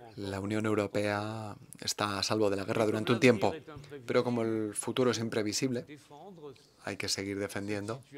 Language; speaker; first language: Spanish; non-native, fluent; German